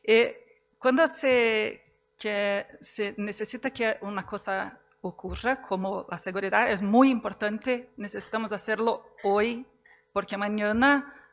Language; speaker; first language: Spanish; non-native, fluent; Portuguese